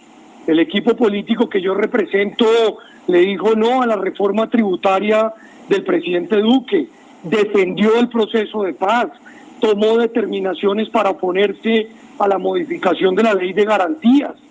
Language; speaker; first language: Spanish; native; Spanish